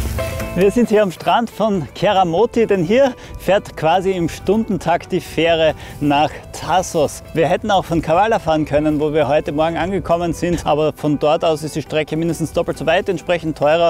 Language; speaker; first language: German; native; German